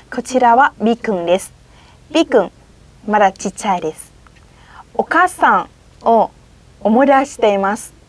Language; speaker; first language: Japanese; non-native, fluent; Vietnamese